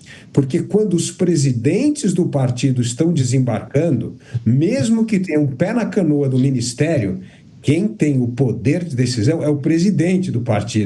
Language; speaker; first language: Portuguese; native; Portuguese